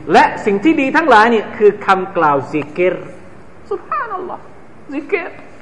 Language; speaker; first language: Thai; non-native, local second language; Malay